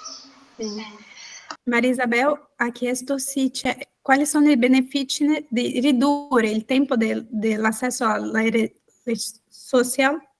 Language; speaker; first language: Italian; non-native, fluent; Portuguese